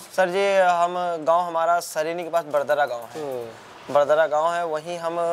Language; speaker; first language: Hindi; native; Hindi